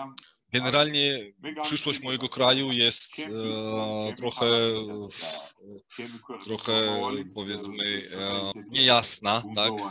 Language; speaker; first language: Polish; non-native, fluent; Georgian